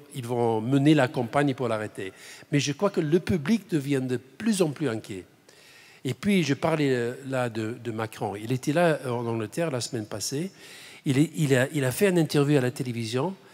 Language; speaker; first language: French; non-native, fluent; English